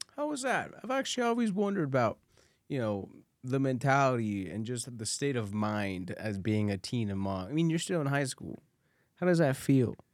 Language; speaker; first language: English; early bilingual, other home language; Spanish